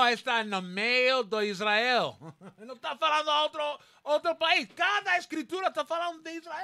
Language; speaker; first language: Portuguese; non-native, learner; Spanish